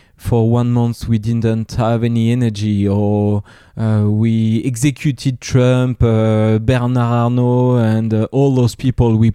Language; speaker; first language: English; non-native, fluent; French